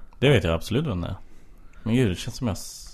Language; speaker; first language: Swedish; native; Swedish